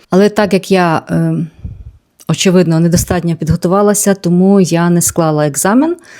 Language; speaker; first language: Ukrainian; native; Ukrainian